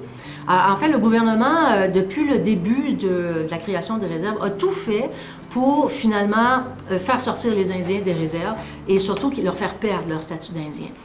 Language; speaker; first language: French; native; French